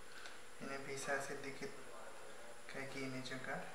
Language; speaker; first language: Indonesian; non-native, fluent; Bangla